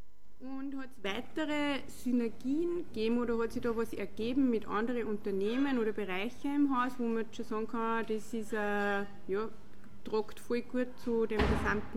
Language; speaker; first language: German; native; German